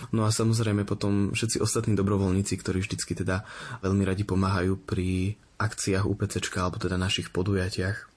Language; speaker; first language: Slovak; native; Slovak